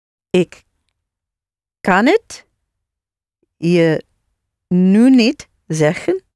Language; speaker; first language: Dutch; non-native, learner; English